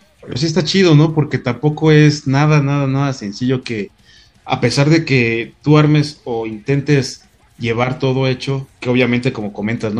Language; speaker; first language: Spanish; native; Spanish